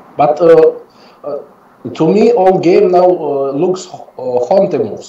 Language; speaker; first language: English; non-native, fluent; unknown